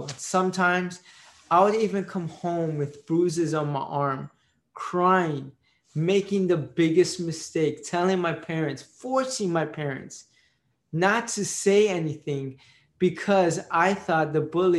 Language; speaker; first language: English; early bilingual, other home language; Marathi